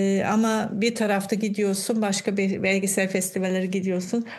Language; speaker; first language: Turkish; non-native, fluent; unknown